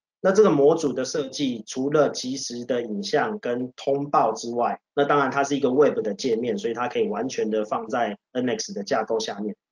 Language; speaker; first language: Chinese; native; Chinese